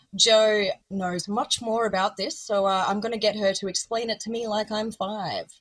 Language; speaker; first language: English; native; English